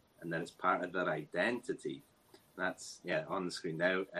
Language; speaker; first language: English; native; English